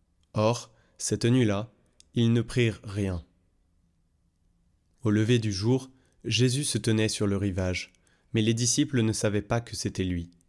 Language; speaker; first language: French; native; French